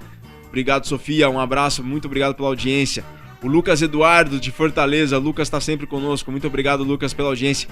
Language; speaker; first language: Portuguese; native; Portuguese